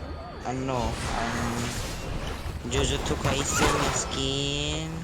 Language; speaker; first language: Filipino; native; Filipino